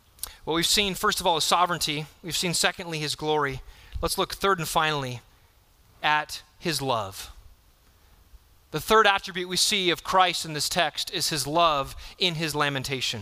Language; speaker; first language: English; native; English